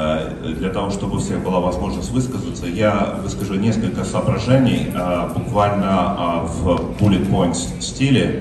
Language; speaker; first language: Russian; native; Russian